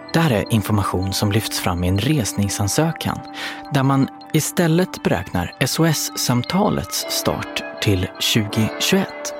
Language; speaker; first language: Swedish; native; Swedish